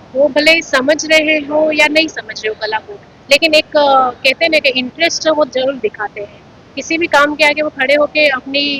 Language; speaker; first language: Hindi; native; Hindi